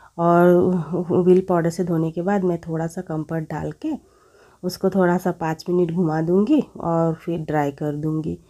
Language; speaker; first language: Hindi; non-native, local second language; Bangla